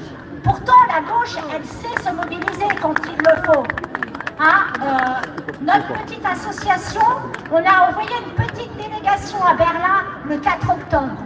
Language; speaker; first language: French; native; French